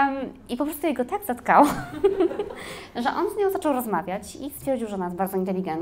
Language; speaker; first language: Polish; native; Polish